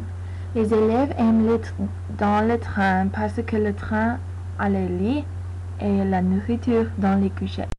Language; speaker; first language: French; non-native, learner; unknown